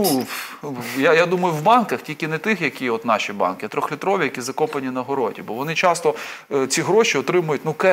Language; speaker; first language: Ukrainian; native; Ukrainian